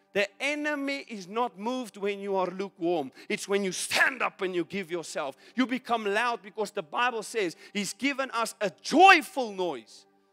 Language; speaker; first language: English; non-native, local second language; Afrikaans